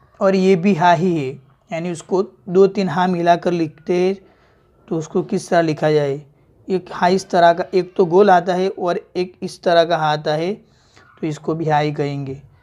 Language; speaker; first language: Hindi; native; Hindi